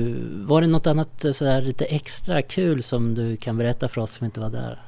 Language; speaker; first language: Swedish; native; Swedish